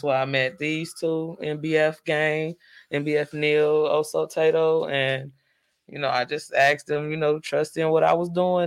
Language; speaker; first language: English; native; English